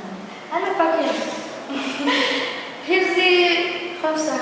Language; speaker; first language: Arabic; non-native, learner; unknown